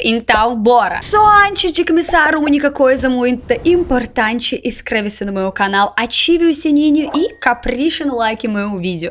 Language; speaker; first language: Portuguese; non-native, learner; Russian